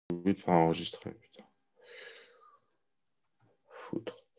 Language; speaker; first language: French; native; French